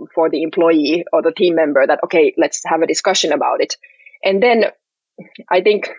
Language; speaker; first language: English; non-native, fluent; Finnish